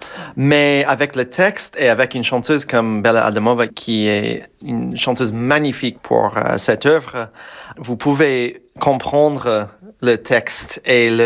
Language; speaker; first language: French; non-native, fluent; English